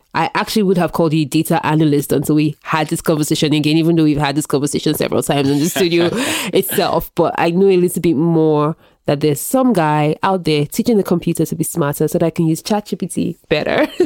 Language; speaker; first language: English; non-native, local second language; Yoruba